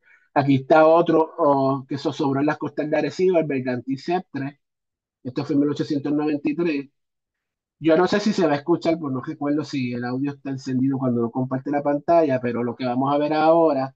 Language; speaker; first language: Spanish; native; Spanish